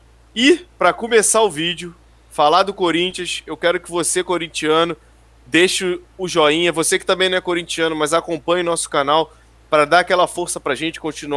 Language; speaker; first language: Portuguese; native; Portuguese